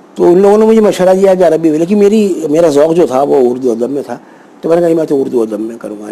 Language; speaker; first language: Urdu; native; Urdu